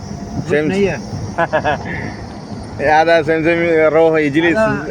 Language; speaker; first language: Arabic; non-native, learner; Malayalam